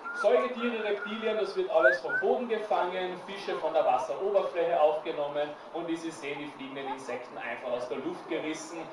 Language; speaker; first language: German; native; German